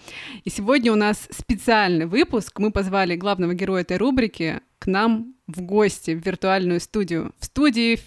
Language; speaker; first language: Russian; native; Russian